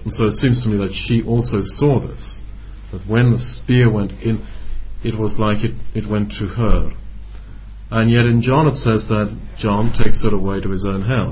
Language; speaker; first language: English; native; English